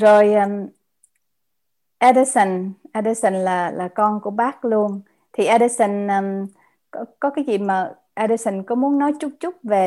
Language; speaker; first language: Vietnamese; native; Vietnamese